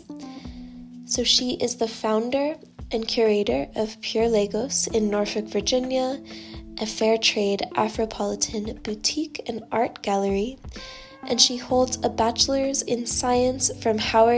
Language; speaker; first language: English; native; English